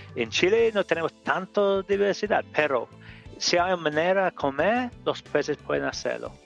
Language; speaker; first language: Spanish; non-native, learner; English